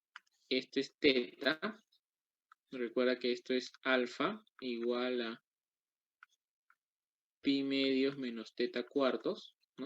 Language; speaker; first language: Spanish; native; Spanish